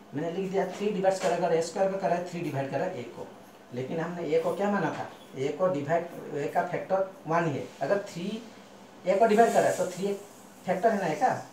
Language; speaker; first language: Hindi; non-native, local second language; Bangla